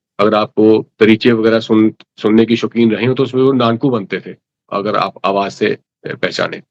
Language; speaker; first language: Hindi; non-native, local second language; Dogri